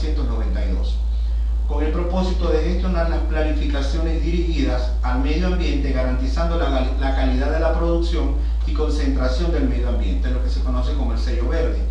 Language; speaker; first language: Spanish; native; Spanish